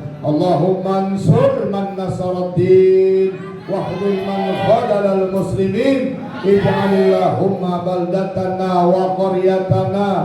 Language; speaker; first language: Indonesian; native; Indonesian